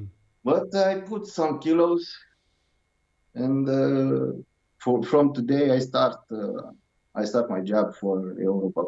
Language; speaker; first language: English; non-native, learner; Romanian